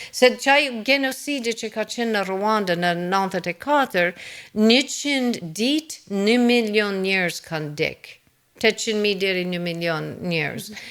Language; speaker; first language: Albanian; non-native, fluent; English